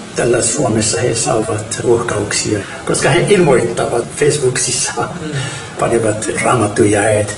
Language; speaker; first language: Finnish; non-native, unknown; Arabic